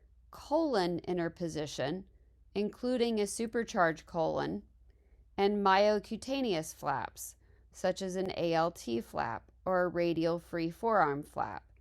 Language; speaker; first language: English; native; English